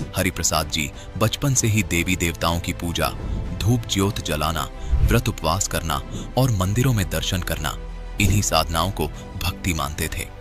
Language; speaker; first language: Hindi; native; Hindi